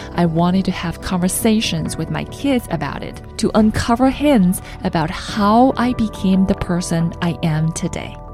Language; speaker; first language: English; non-native, fluent; Chinese